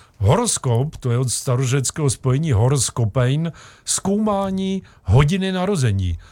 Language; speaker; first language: Czech; native; Czech